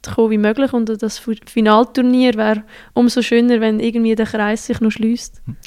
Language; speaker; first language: German; native; German